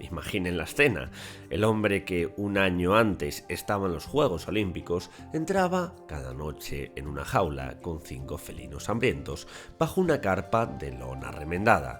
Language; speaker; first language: Spanish; native; Spanish